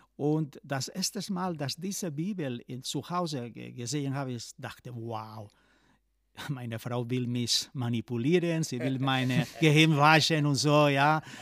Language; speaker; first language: German; non-native, fluent; Spanish